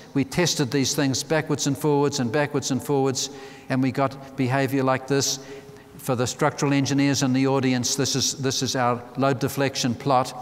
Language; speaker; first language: English; native; English